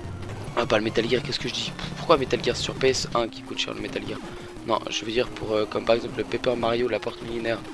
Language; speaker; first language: French; native; French